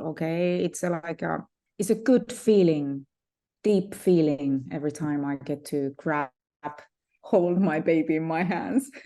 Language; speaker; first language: English; non-native, fluent; Finnish